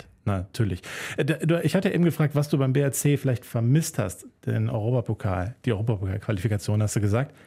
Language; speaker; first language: German; native; German